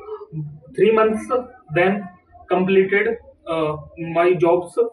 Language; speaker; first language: English; non-native, learner; Hindi